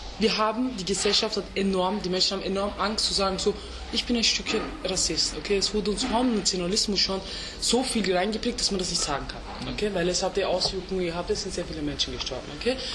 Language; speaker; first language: German; early bilingual, other home language; Turkish